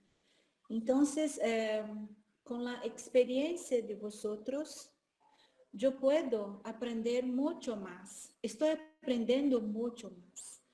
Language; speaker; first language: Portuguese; non-native, learner; Spanish